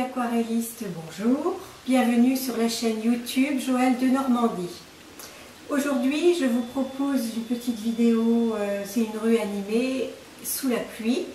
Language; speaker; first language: French; native; French